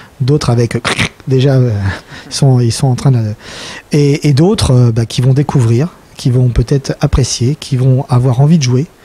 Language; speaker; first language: French; native; French